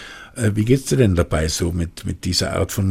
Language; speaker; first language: German; native; German